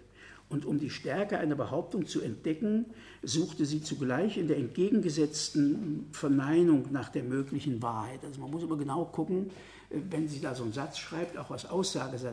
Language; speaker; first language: German; native; German